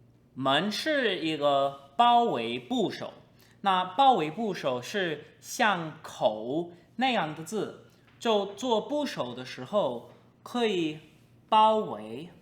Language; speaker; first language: Chinese; non-native, fluent; English